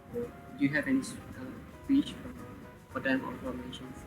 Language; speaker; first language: English; non-native, local second language; Malay